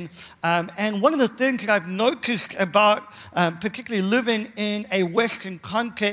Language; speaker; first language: English; native; English